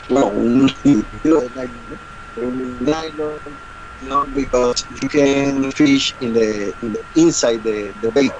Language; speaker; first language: English; non-native, learner; Spanish